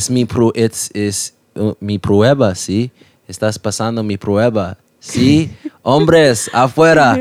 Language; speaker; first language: Spanish; non-native, learner; English